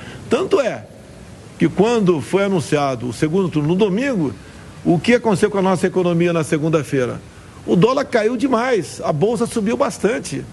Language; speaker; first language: Portuguese; native; Portuguese